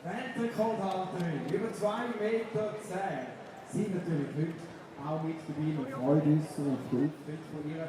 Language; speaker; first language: German; native; German